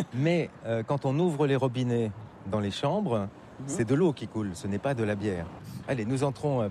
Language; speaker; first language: French; native; French